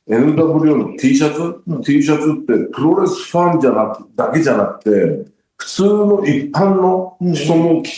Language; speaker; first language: Japanese; native; Japanese